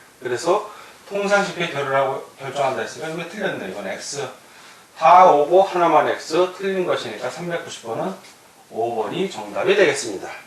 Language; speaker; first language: Korean; native; Korean